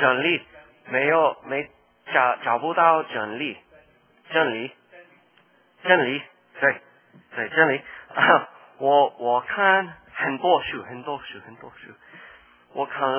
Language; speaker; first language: Chinese; non-native, learner; English